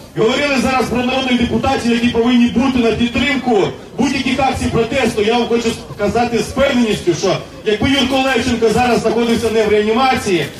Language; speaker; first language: Ukrainian; native; Ukrainian